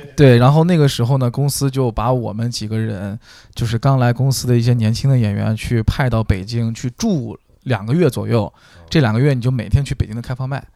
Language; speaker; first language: Chinese; native; Chinese